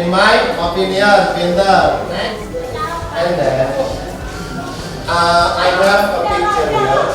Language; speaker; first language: English; non-native, fluent; Indonesian